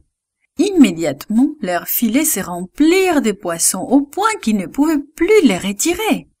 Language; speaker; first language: French; native; French